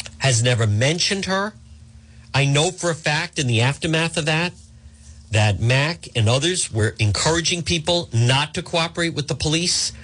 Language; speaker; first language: English; native; English